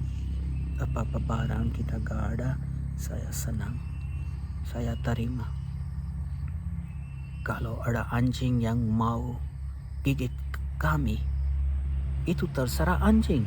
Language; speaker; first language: Indonesian; non-native, fluent; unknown